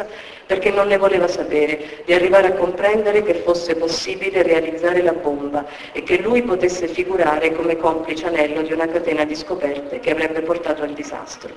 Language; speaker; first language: Italian; native; Italian